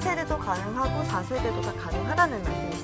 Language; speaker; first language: Korean; native; Korean